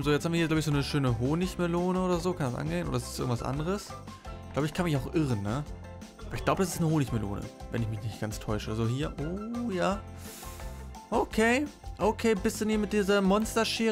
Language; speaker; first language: German; native; German